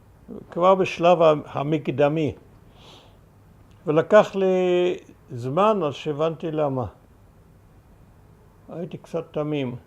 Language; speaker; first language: Hebrew; early bilingual, other home language; German